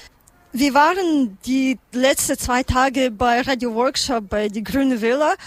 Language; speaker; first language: German; non-native, learner; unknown